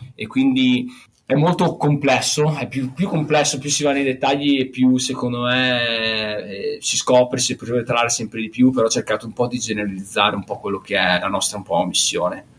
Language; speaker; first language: Italian; native; Italian